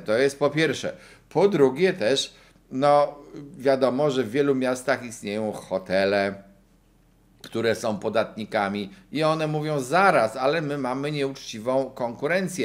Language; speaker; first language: Polish; native; Polish